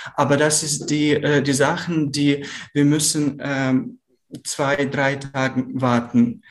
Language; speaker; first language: German; non-native, learner; Ukrainian